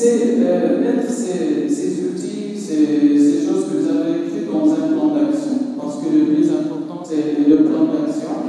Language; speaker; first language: French; non-native, local second language; Arabic